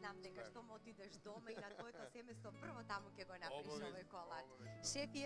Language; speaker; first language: Macedonian; native; Macedonian